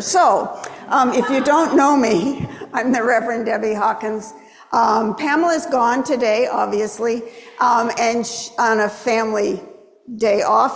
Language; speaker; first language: English; native; English